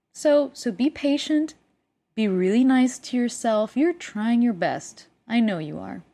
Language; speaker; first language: English; non-native, fluent; Spanish